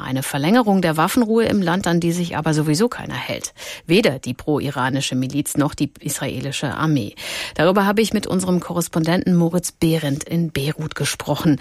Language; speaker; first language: German; native; German